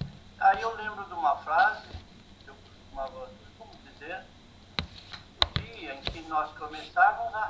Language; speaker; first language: Portuguese; native; Portuguese